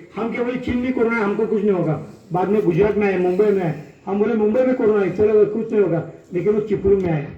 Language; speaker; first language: Hindi; non-native, local second language; Marathi